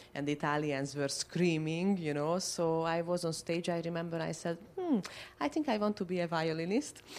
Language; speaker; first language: English; non-native, fluent; Hungarian